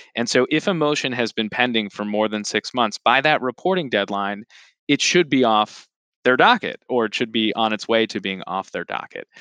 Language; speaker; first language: English; native; English